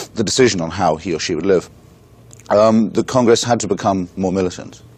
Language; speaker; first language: English; native; English